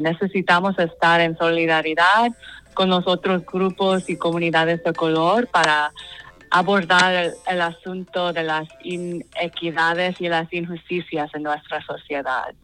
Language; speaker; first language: Spanish; non-native, fluent; English